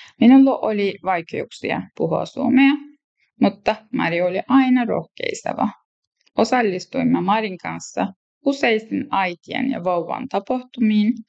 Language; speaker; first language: Finnish; non-native, learner; Turkish